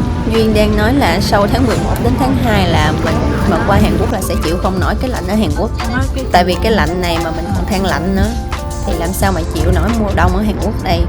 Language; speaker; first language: Vietnamese; native; Vietnamese